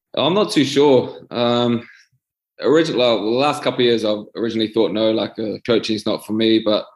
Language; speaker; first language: English; native; English